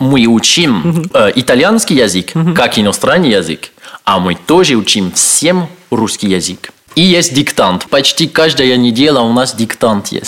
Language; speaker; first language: Russian; non-native, learner; French